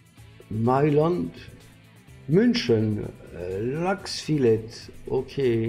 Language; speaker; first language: German; non-native, learner; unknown